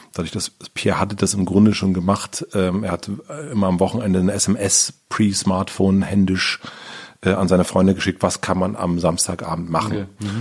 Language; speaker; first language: German; native; German